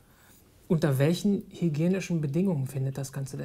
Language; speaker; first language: German; native; German